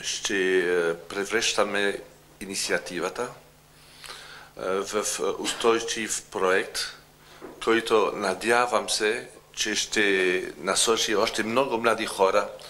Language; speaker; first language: Bulgarian; non-native, learner; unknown